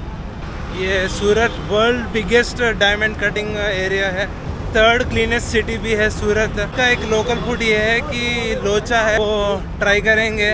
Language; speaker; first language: Hindi; non-native, local second language; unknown